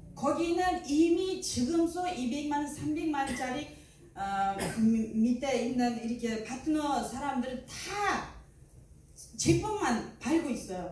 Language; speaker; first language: Korean; non-native, learner; Uzbek